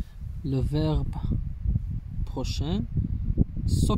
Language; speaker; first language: French; non-native, learner; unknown